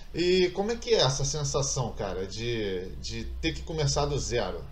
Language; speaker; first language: Portuguese; native; Portuguese